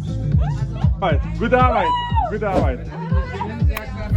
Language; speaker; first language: German; native; German